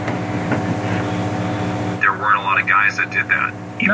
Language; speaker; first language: English; native; English